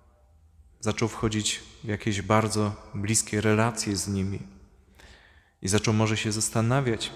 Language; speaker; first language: Polish; native; Polish